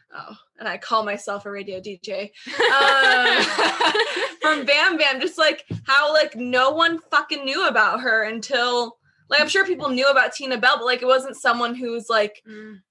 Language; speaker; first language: English; native; English